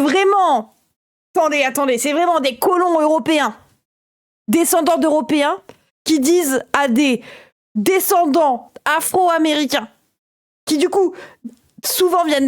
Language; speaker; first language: French; native; French